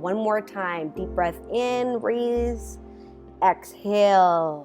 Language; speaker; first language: English; native; English